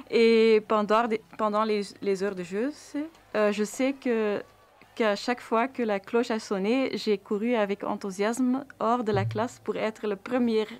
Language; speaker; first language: French; non-native, local second language; Dutch